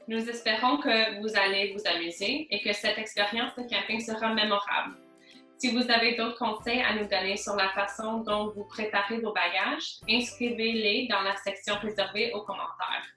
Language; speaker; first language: French; non-native, local second language; English